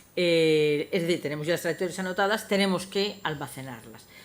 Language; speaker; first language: Spanish; non-native, local second language; Galician